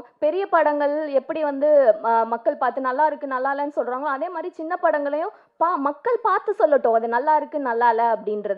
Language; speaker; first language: Tamil; native; Tamil